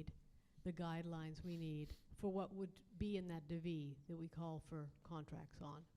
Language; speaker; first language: English; native; English